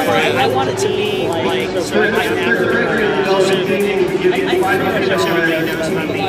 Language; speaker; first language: English; native; English